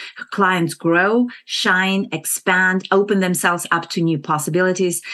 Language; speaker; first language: English; non-native, fluent; Kazakh